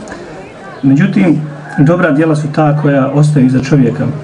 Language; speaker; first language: Croatian; native; Croatian